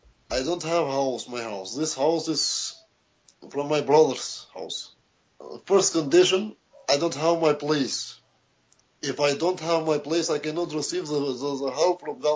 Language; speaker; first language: English; non-native, learner; Albanian